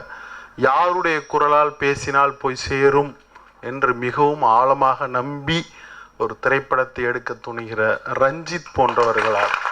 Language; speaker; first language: Tamil; native; Tamil